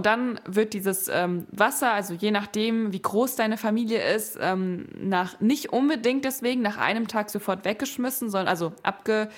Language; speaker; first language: German; native; German